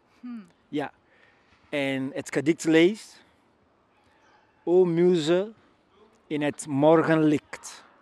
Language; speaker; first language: Dutch; non-native, learner; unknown